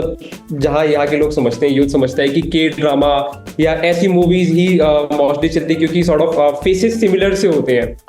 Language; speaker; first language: Hindi; native; Hindi